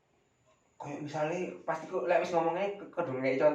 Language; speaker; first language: Indonesian; native; Indonesian